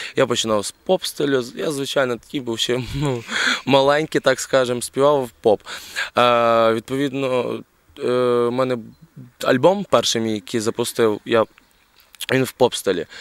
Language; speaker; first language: Ukrainian; native; Ukrainian